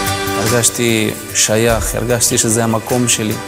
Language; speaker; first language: Hebrew; non-native, fluent; Russian